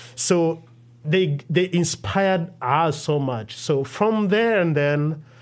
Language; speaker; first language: English; non-native, local second language; Kinyarwanda